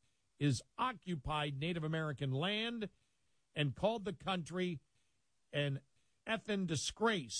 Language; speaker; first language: English; native; English